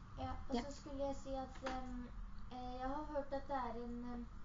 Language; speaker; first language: Norwegian; early bilingual, other home language; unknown